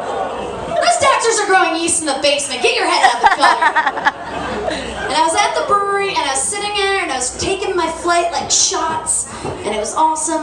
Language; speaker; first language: English; native; English